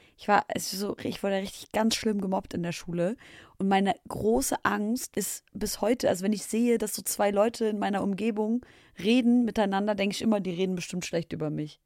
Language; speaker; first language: German; early bilingual, other home language; Arabic